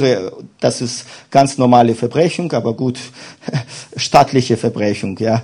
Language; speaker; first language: German; non-native, fluent; Russian